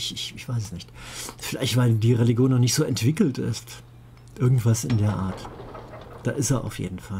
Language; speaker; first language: German; native; German